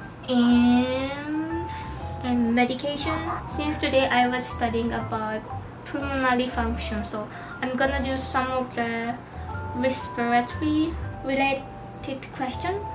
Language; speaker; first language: English; non-native, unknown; Japanese